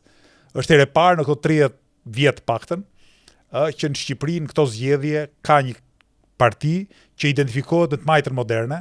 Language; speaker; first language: Albanian; native; Albanian